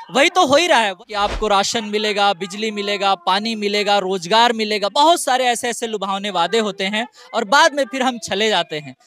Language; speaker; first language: Hindi; native; Hindi